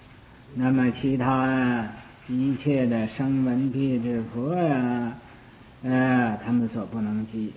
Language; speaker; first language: Chinese; native; Chinese